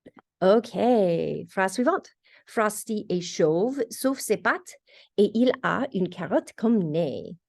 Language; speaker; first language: French; non-native, fluent; English